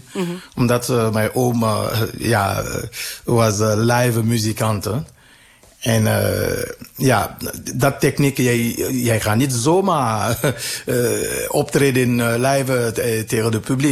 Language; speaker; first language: Dutch; non-native, learner; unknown